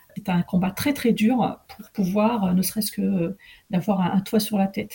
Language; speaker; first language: French; early bilingual, other home language; Arabic